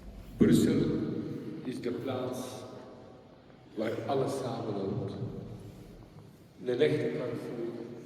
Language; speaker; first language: Dutch; non-native, fluent; French